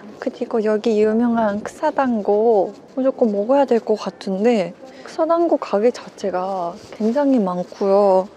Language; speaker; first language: Korean; non-native, fluent; Japanese